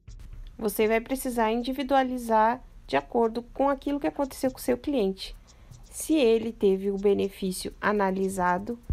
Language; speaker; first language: Portuguese; native; Portuguese